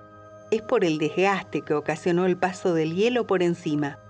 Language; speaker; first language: Spanish; native; Spanish